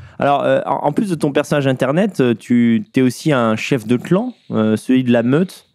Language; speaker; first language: French; native; French